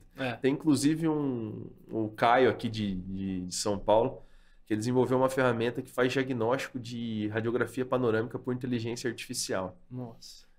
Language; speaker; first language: Portuguese; native; Portuguese